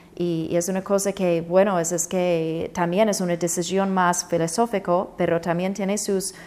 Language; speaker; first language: Spanish; non-native, fluent; English